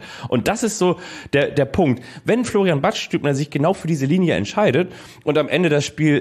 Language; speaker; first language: German; native; German